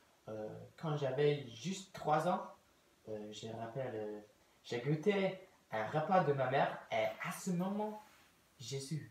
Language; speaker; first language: French; non-native, learner; English